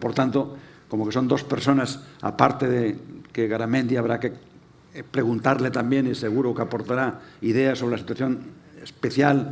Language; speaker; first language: Spanish; native; Spanish